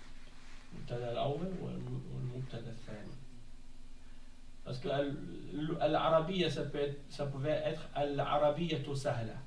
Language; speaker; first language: Arabic; non-native, fluent; French